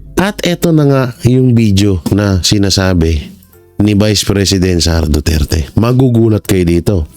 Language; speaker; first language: Filipino; non-native, local second language; Hiligaynon